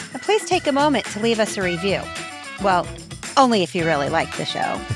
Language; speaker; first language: English; native; English